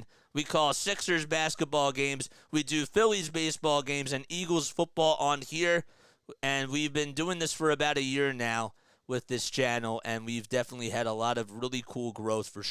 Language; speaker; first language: English; native; English